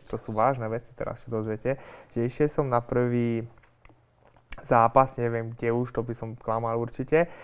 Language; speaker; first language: Slovak; non-native, local second language; Hungarian